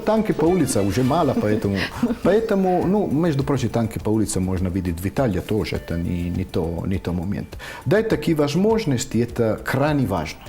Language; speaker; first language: Russian; non-native, fluent; Italian